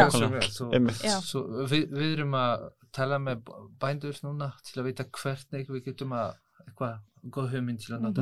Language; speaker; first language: Icelandic; non-native, learner; French